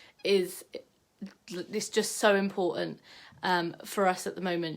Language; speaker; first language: English; native; English